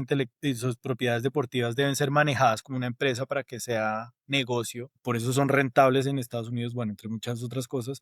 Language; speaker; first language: Spanish; native; Spanish